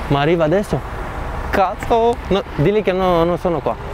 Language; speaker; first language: Italian; non-native, learner; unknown